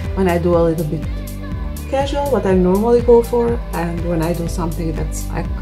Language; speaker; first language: English; non-native, fluent; Macedonian